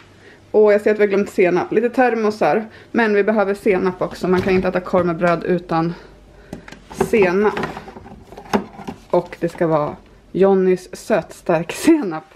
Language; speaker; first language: Swedish; native; Swedish